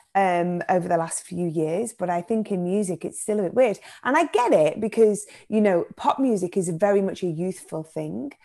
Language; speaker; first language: English; native; English